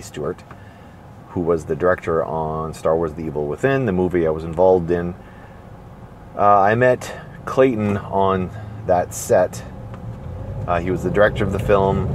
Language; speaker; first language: English; native; English